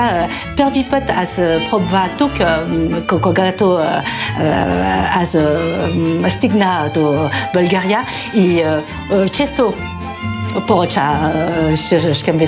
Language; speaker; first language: Bulgarian; non-native, learner; French